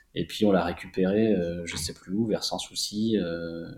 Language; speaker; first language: French; native; French